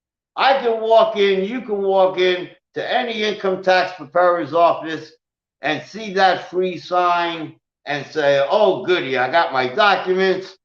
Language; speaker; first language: English; native; English